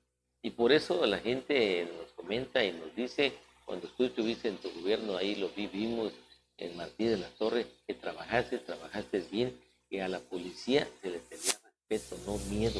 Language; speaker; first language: Spanish; native; Spanish